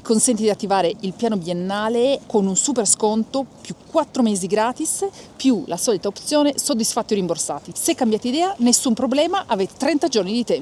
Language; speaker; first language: Italian; native; Italian